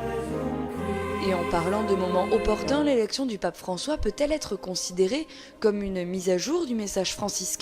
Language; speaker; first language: French; native; French